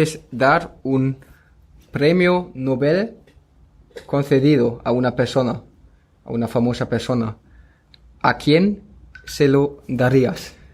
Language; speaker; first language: Spanish; non-native, fluent; German